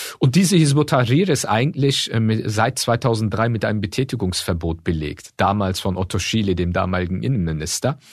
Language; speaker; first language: German; early bilingual, other home language; Turkish